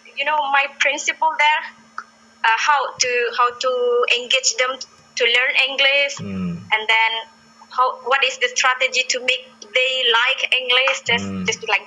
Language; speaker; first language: English; non-native, learner; Indonesian